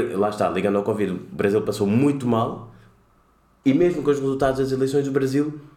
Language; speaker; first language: Portuguese; native; Portuguese